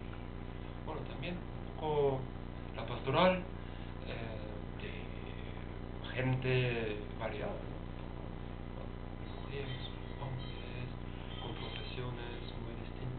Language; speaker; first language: Spanish; non-native, fluent; German